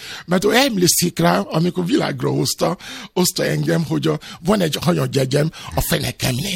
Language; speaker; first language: Hungarian; non-native, fluent; Albanian